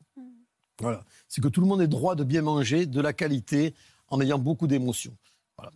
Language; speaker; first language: French; native; French